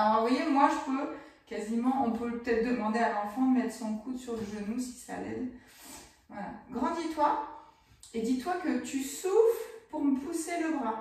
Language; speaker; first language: French; native; French